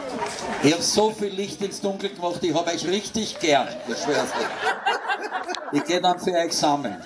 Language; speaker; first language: German; native; German